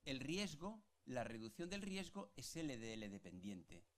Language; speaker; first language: Spanish; native; Spanish